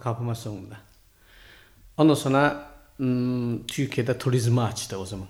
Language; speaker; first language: Turkish; non-native, learner; Chinese